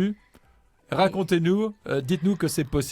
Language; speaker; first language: French; native; French